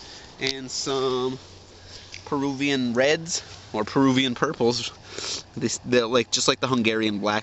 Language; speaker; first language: English; native; English